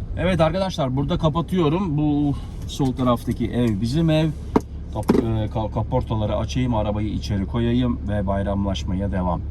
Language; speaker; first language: Turkish; native; Turkish